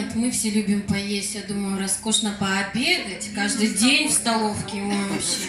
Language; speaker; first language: Russian; native; Russian